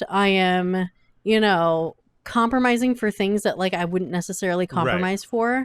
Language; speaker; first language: English; native; English